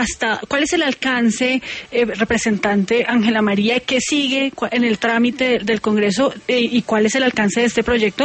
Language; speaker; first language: Spanish; native; Spanish